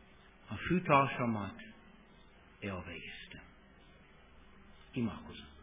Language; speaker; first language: Hungarian; non-native, fluent; English